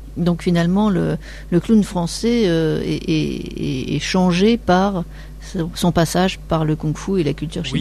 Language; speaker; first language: French; native; French